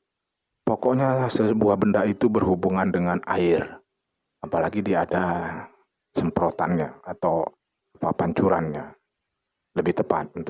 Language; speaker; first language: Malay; non-native, local second language; Achinese